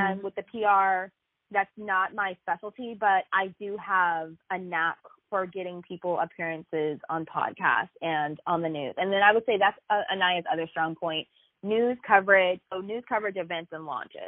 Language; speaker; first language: English; native; English